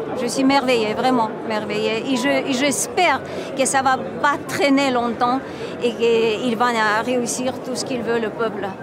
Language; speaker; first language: French; non-native, fluent; Armenian